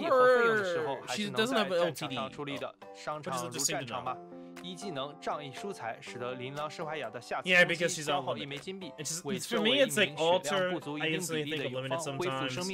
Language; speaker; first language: Chinese; native; Chinese